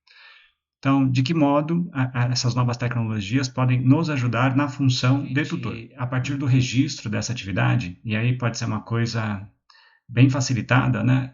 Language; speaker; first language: Portuguese; native; Portuguese